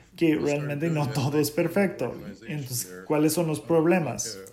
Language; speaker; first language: Spanish; non-native, fluent; English